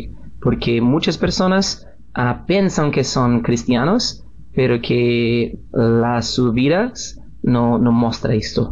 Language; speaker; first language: Spanish; non-native, learner; Portuguese